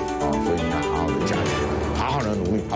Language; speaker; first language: Chinese; native; Chinese